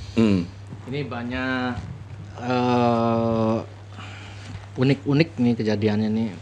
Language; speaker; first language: Indonesian; non-native, local second language; Balinese